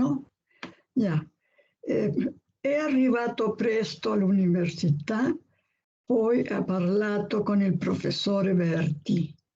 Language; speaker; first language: Italian; non-native, learner; Spanish